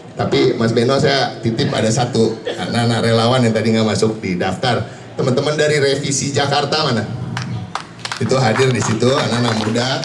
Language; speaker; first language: Indonesian; native; Indonesian